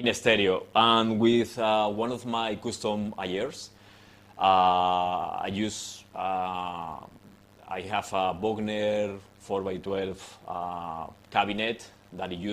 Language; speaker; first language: English; non-native, fluent; Spanish